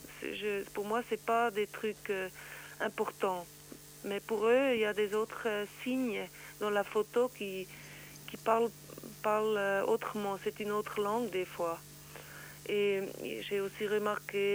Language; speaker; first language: French; non-native, learner; Swiss German